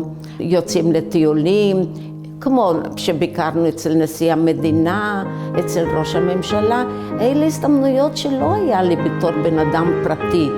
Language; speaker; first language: Hebrew; early bilingual, other home language; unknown